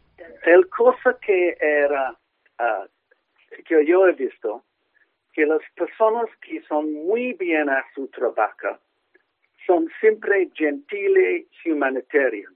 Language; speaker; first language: Spanish; non-native, learner; English